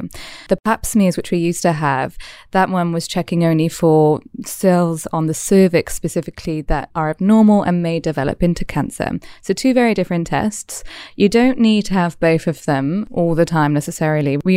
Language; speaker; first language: English; native; English